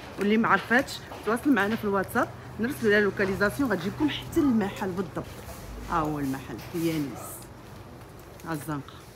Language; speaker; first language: Arabic; native; Arabic